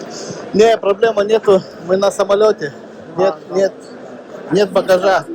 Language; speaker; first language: Russian; non-native, fluent; Lithuanian